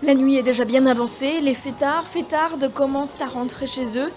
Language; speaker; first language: French; native; French